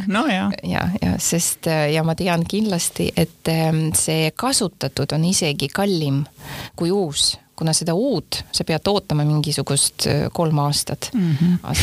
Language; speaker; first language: Estonian; non-native, local second language; Russian